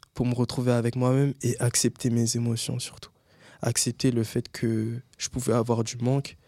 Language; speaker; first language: French; native; French